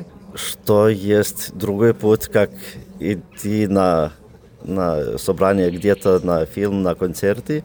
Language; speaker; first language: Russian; non-native, learner; Lithuanian